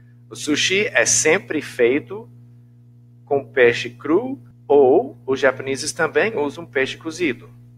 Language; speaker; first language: Portuguese; non-native, fluent; English